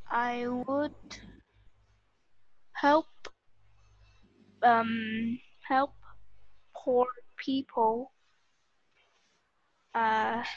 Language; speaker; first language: English; non-native, learner; Vietnamese